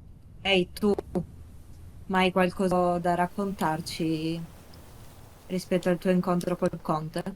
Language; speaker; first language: Italian; native; Italian